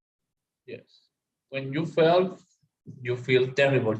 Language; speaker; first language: English; non-native, learner; Spanish